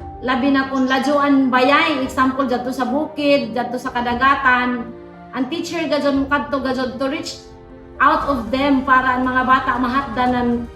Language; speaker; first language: Cebuano; non-native, local second language; Surigaonon